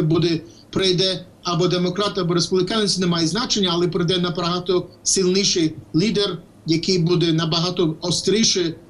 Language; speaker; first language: Ukrainian; early bilingual, heritage; English